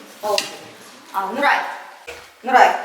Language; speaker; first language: English; non-native, learner; Kazakh